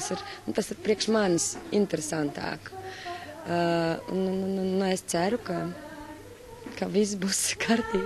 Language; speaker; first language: Latvian; non-native, local second language; Russian